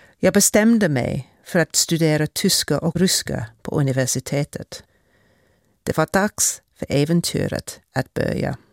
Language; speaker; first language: Swedish; non-native, fluent; English